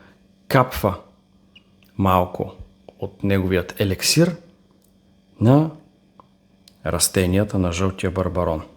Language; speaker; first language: Bulgarian; native; Bulgarian